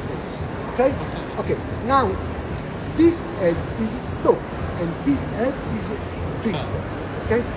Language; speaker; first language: English; non-native, learner; Italian